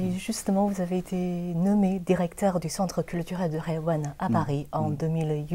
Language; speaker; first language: French; non-native, fluent; Chinese